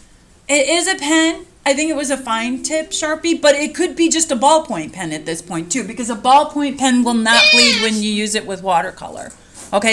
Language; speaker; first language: English; native; English